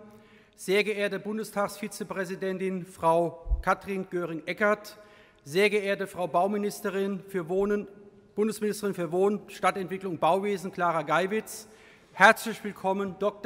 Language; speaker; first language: German; native; German